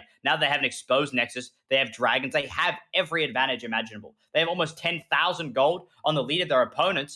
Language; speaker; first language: English; native; English